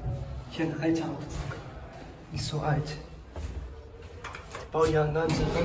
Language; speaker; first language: German; non-native, local second language; Luxembourgish